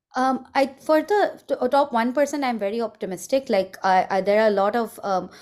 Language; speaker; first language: English; non-native, local second language; Hindi